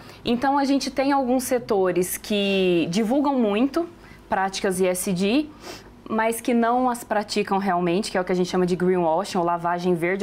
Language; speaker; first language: Portuguese; native; Portuguese